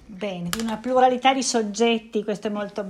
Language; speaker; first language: Italian; native; Italian